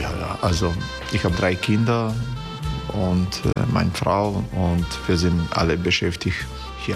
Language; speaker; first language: German; non-native, learner; Croatian